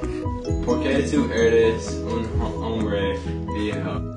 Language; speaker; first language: Spanish; non-native, learner; English